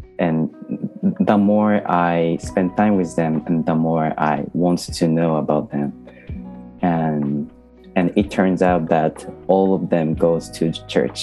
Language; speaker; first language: English; non-native, learner; Japanese